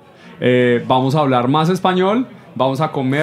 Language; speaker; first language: Spanish; native; Spanish